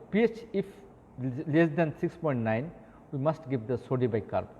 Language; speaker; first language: English; non-native, local second language; Bangla